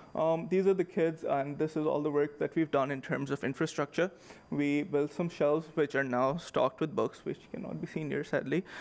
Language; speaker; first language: English; non-native, local second language; Urdu